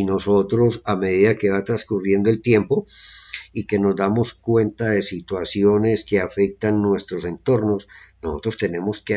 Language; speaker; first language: Spanish; native; Spanish